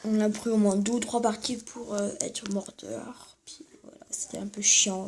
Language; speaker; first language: French; native; French